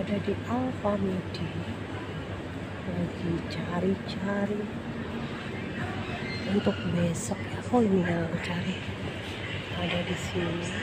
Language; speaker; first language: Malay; non-native, local second language; Javanese